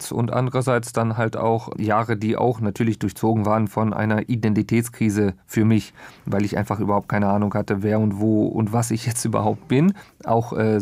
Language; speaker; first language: German; native; German